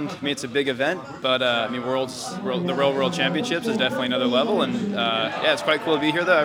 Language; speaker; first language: English; native; English